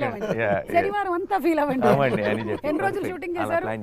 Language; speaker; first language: Telugu; native; Telugu